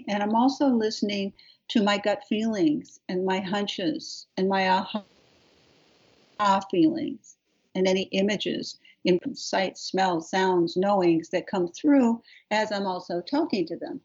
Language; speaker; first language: English; native; English